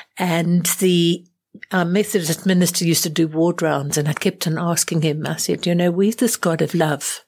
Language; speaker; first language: English; native; English